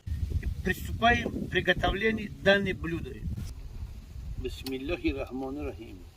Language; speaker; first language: Russian; non-native, learner; Tajik